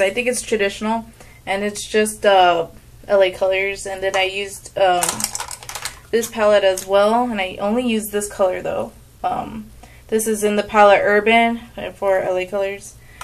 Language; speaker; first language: English; early bilingual, other home language; Spanish